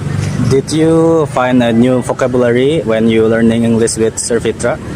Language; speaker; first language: English; non-native, learner; Indonesian